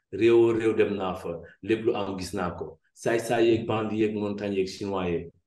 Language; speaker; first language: French; non-native, local second language; Wolof